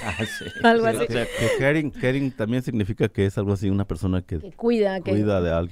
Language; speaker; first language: Spanish; native; Spanish